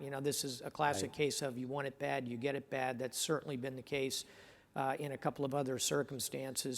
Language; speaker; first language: English; native; English